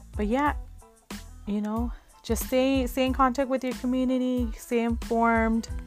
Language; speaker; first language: English; early bilingual, other home language; Spanish